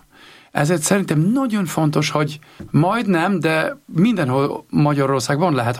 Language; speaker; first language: Hungarian; non-native, learner; German